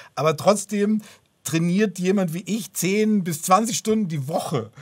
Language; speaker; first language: German; native; German